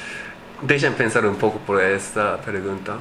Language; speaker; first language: Portuguese; non-native, learner; Japanese